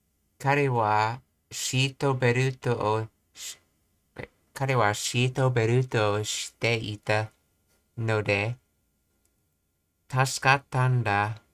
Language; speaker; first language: Japanese; non-native, learner; English